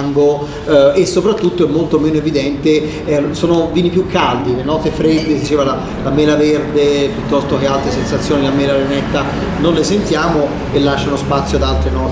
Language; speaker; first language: Italian; native; Italian